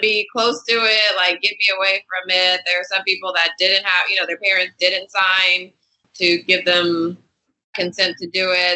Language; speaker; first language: English; native; English